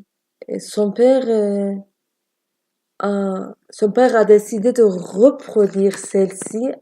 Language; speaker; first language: French; non-native, learner; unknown